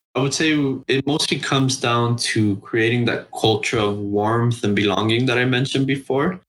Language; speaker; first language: English; non-native, fluent; Spanish